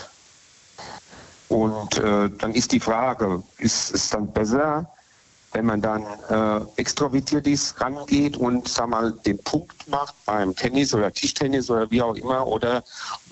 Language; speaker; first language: German; native; German